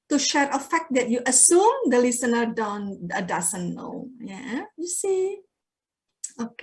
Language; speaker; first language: English; non-native, fluent; Indonesian